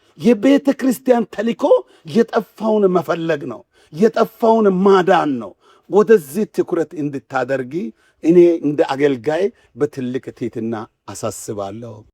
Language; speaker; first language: Amharic; non-native, local second language; Wolaytta